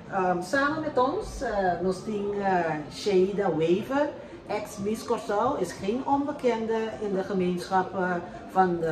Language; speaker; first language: Dutch; non-native, local second language; Papiamento